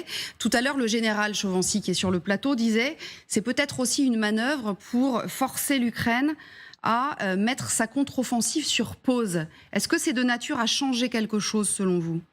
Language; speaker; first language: French; native; French